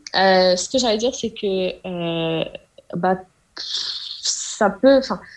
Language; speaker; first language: French; non-native, local second language; Wolof